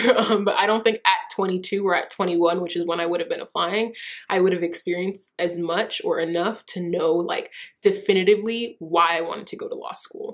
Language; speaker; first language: English; early bilingual, other home language; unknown